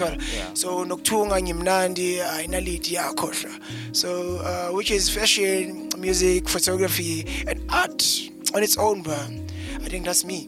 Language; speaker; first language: English; non-native, local second language; Zulu